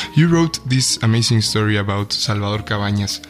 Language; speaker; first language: English; non-native, fluent; Spanish